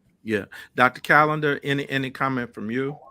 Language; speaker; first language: English; native; English